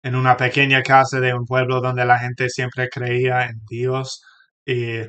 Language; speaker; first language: Spanish; non-native, learner; English